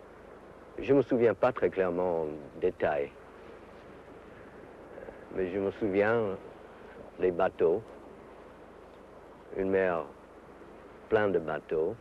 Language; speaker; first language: French; non-native, fluent; English